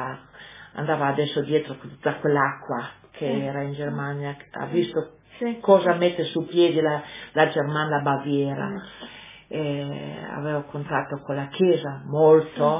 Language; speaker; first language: Italian; non-native, local second language; Slovenian